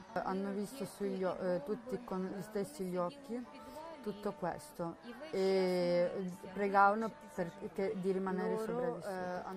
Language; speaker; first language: Italian; non-native, fluent; Ukrainian